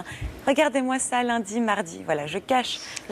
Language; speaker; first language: French; native; French